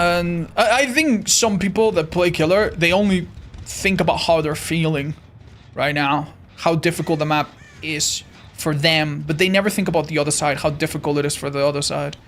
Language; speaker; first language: English; native; English